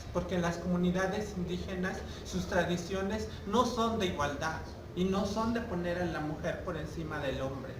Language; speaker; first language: Spanish; non-native, local second language; Nahuatl languages